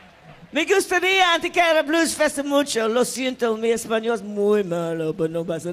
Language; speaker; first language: Spanish; non-native, learner; English